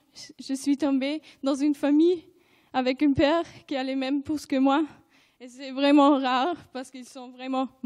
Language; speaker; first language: French; non-native, fluent; German